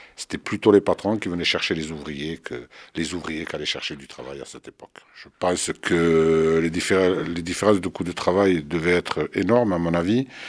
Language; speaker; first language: French; early bilingual, other home language; Arabic